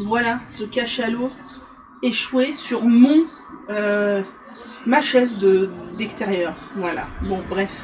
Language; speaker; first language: French; native; French